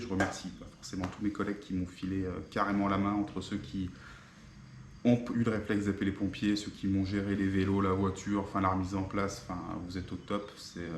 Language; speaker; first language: French; native; French